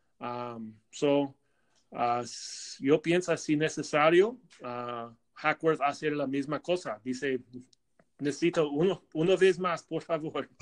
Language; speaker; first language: Spanish; non-native, learner; English